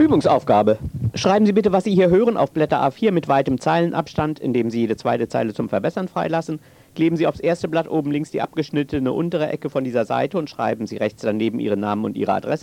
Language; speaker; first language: German; native; German